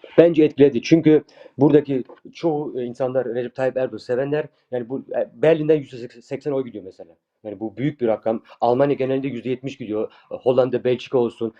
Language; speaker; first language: Turkish; early bilingual, heritage; Turkish